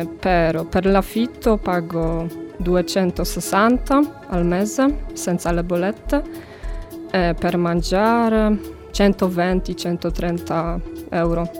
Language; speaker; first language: Italian; non-native, fluent; Polish